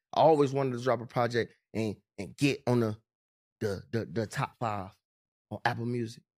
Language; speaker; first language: English; native; English